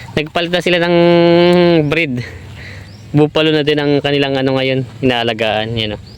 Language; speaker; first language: Filipino; native; Filipino